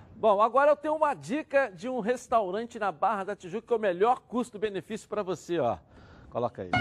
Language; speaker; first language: Portuguese; native; Portuguese